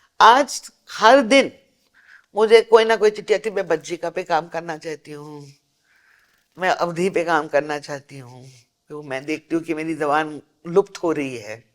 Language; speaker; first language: Hindi; native; Hindi